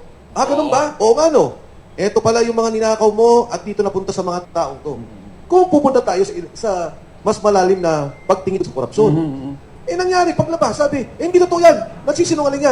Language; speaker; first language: Filipino; native; Filipino